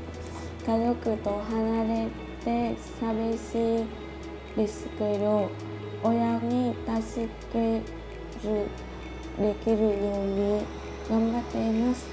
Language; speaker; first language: Japanese; non-native, learner; Vietnamese